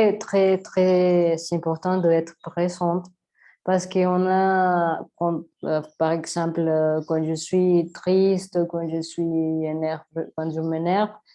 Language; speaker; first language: French; non-native, learner; Spanish